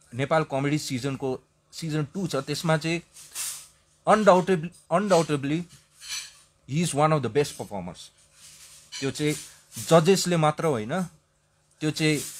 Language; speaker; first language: Nepali; native; Nepali